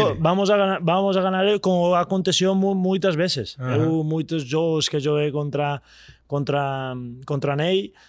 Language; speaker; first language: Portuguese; non-native, learner; Spanish